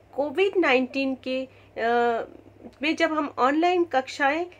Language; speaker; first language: Hindi; native; Hindi